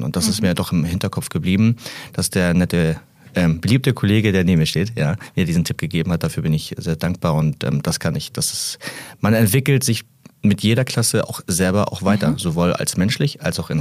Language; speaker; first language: German; native; German